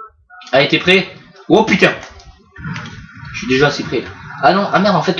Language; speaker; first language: French; native; French